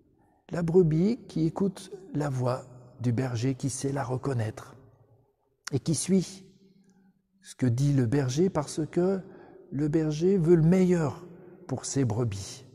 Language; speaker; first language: French; native; French